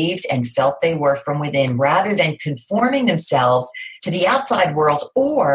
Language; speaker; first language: English; native; English